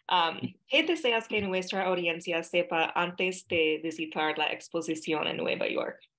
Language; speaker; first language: Spanish; non-native, fluent; English